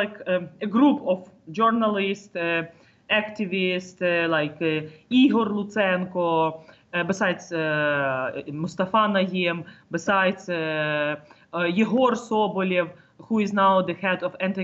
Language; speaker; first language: English; non-native, fluent; Ukrainian